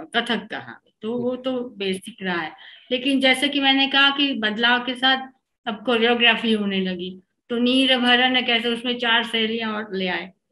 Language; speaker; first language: Hindi; native; Hindi